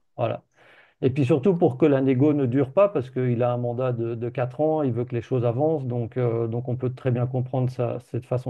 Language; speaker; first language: French; native; French